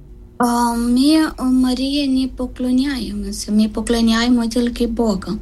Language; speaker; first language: Ukrainian; non-native, learner; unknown